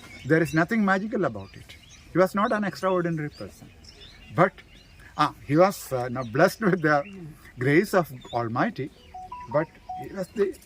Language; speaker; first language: English; non-native, local second language; Malayalam